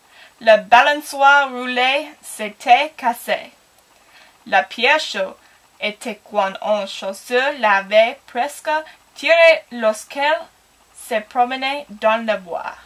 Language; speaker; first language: French; non-native, learner; English